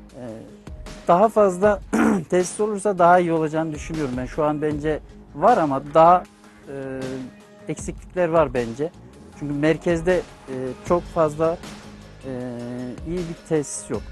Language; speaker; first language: Turkish; native; Turkish